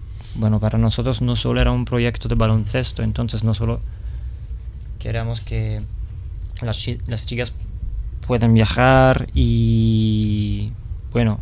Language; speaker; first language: Spanish; non-native, fluent; Italian